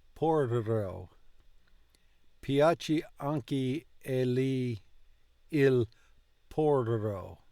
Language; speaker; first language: Italian; non-native, learner; English